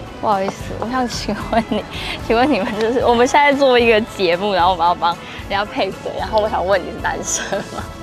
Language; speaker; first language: Chinese; native; Chinese